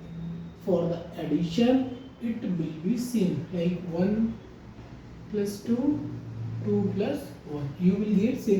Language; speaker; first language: English; non-native, local second language; Hindi